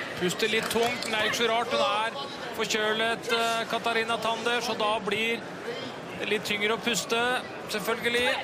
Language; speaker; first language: Norwegian; native; Norwegian